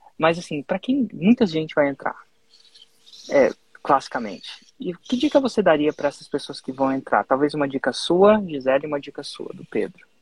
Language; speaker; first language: Portuguese; native; Portuguese